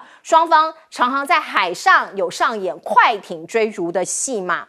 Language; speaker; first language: Chinese; native; Chinese